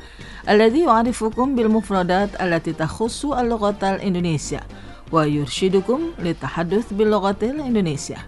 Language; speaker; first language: Arabic; non-native, fluent; Indonesian